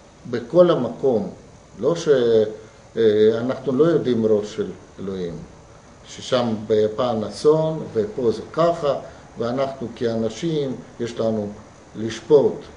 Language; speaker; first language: Hebrew; non-native, fluent; Russian